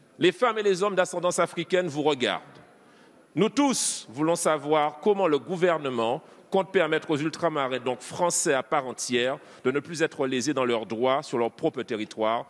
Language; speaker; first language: French; native; French